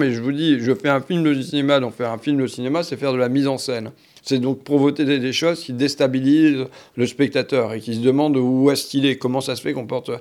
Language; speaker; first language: French; native; French